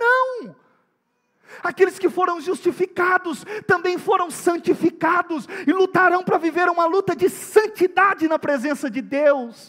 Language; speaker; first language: Portuguese; native; Portuguese